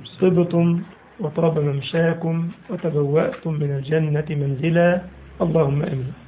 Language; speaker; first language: Arabic; native; Arabic